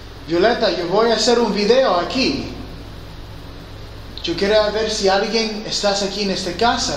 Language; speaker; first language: Spanish; non-native, learner; English